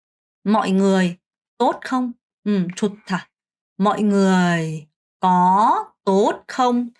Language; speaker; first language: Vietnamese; non-native, fluent; Korean